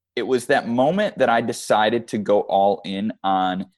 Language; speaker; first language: English; native; English